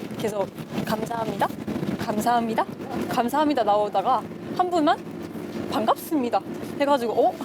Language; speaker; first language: Korean; non-native, fluent; Swedish